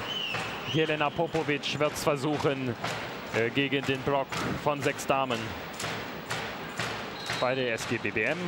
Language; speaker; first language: German; native; German